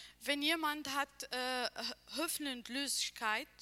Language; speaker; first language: German; non-native, learner; Arabic